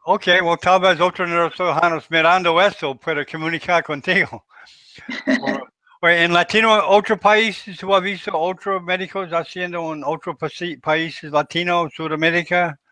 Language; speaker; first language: Spanish; non-native, learner; English